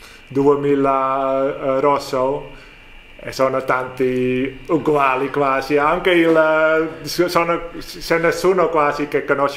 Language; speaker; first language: Italian; non-native, learner; Dutch